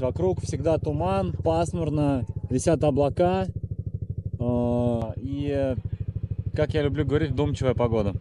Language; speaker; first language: Russian; native; Russian